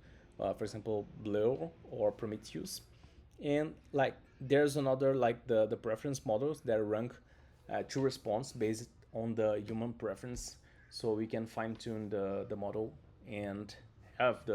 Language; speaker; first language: English; non-native, fluent; Portuguese